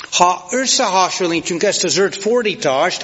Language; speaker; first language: Hungarian; non-native, fluent; English